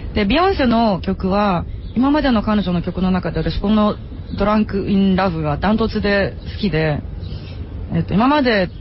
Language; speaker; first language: Japanese; early bilingual, heritage; Japanese